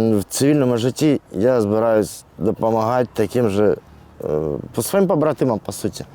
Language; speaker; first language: Ukrainian; non-native, local second language; Russian